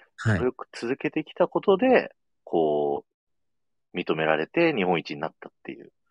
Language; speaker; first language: Japanese; native; Japanese